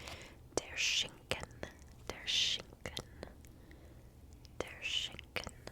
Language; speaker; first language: German; non-native, learner; English